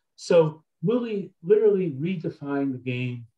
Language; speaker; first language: English; native; English